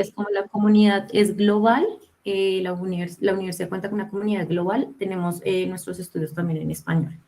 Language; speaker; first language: Spanish; native; Spanish